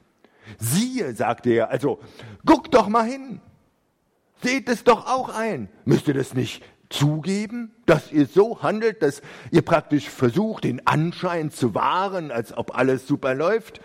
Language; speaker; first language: German; native; German